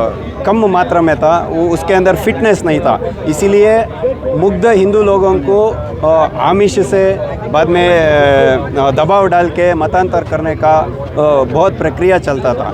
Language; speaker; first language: Hindi; non-native, local second language; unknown